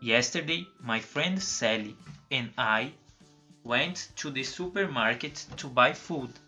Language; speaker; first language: English; non-native, learner; Portuguese